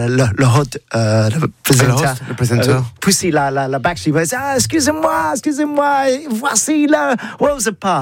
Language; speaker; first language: French; non-native, learner; English